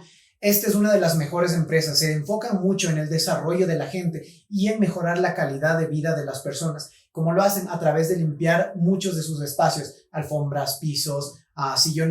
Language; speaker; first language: Spanish; native; Spanish